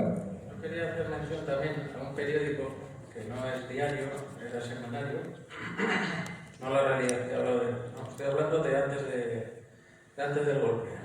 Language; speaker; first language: Spanish; native; Spanish